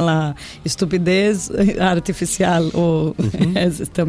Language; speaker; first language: Spanish; non-native, learner; Portuguese